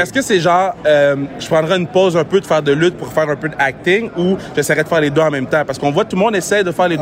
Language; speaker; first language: French; native; French